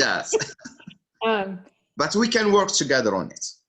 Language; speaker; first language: English; non-native, fluent; Arabic